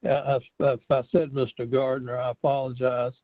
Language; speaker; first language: English; native; English